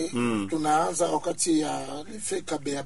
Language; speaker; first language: French; non-native, local second language; Swahili